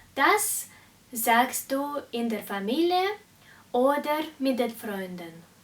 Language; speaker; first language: German; non-native, fluent; Russian